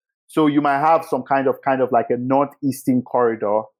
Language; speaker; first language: English; non-native, local second language; Yoruba